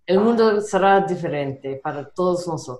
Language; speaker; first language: Spanish; non-native, fluent; English